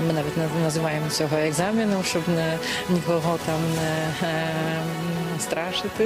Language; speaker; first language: Ukrainian; non-native, fluent; Polish